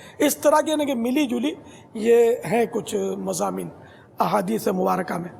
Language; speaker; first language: Urdu; non-native, local second language; Memoni